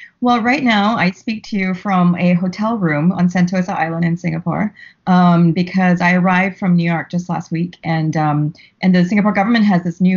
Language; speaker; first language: English; native; English